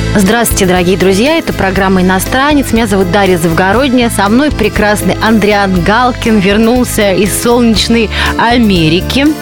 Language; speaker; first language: Russian; native; Russian